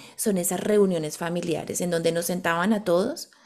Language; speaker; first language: Spanish; native; Spanish